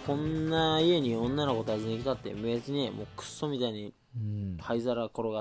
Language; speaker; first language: Japanese; native; Japanese